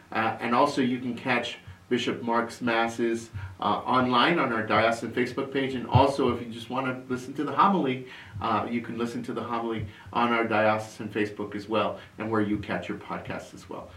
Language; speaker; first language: English; early bilingual, other home language; Spanish